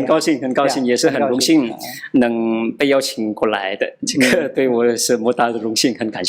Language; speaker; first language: Chinese; non-native, fluent; Madurese